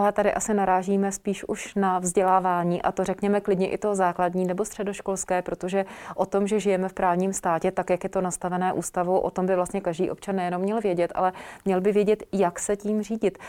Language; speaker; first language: Czech; native; Czech